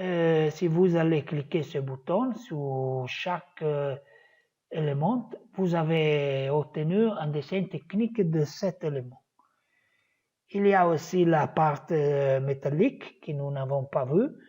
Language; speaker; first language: French; non-native, fluent; Italian